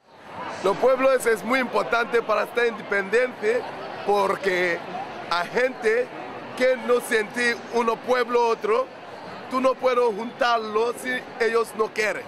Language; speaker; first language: Spanish; non-native, learner; Igbo